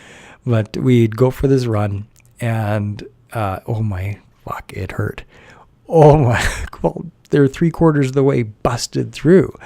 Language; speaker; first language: English; native; English